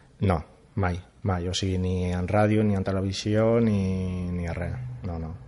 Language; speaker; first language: Catalan; native; Catalan